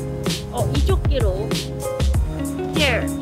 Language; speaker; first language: Korean; non-native, learner; Cantonese